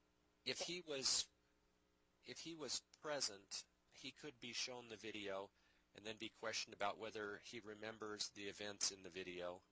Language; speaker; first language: English; native; English